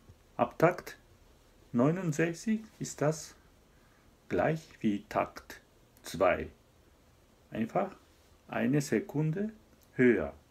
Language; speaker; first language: German; non-native, fluent; Japanese